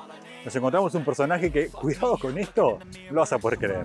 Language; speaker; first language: Spanish; native; Spanish